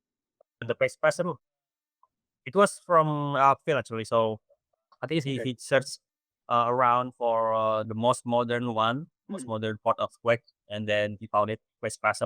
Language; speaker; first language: English; non-native, fluent; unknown